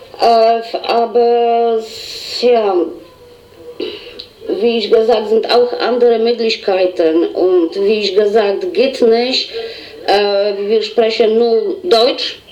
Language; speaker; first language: German; non-native, learner; Polish